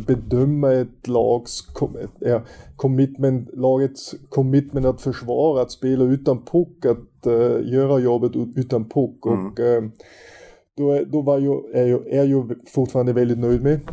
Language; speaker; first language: Swedish; non-native, fluent; German